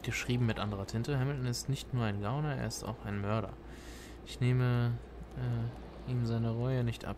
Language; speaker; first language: German; native; German